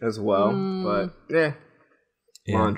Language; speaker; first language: English; native; English